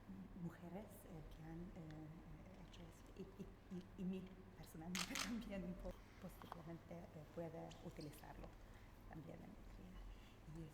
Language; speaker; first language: Spanish; non-native, learner; Hungarian